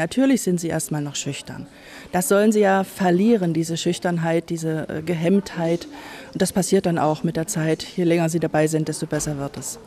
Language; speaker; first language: German; native; German